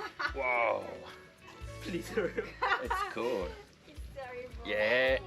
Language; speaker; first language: English; non-native, learner; French